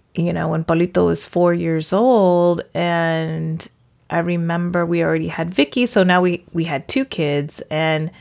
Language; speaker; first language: English; native; English